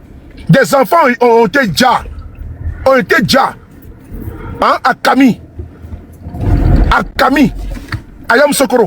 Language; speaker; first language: French; native; French